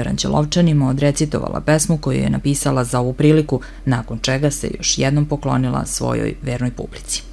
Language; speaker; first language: Serbian; native; Serbian